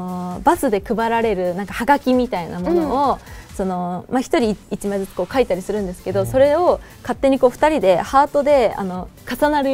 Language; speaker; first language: Japanese; native; Japanese